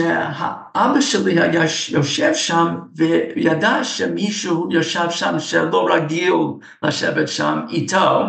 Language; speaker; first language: Hebrew; non-native, fluent; English